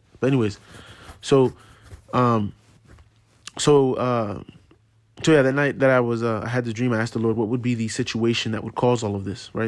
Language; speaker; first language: English; native; English